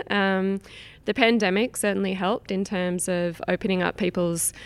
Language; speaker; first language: English; native; English